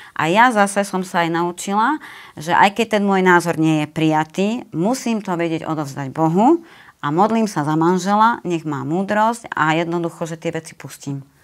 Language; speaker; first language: Slovak; native; Slovak